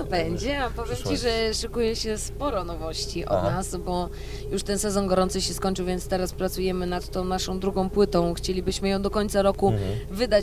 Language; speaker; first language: Polish; native; Polish